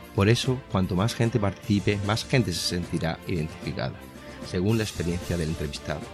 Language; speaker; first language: Spanish; native; Spanish